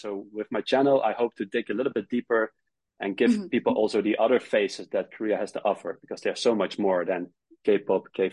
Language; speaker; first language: English; non-native, fluent; Dutch